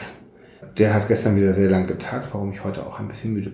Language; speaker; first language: German; native; German